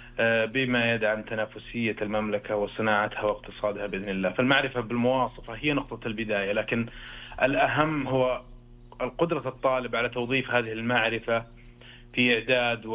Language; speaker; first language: Arabic; native; Arabic